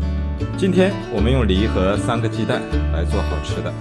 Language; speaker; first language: Chinese; native; Chinese